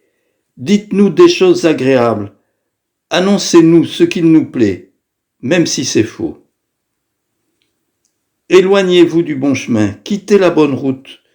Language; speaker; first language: French; native; French